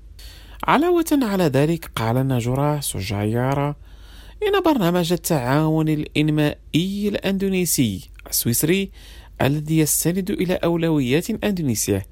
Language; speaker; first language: Arabic; non-native, fluent; Indonesian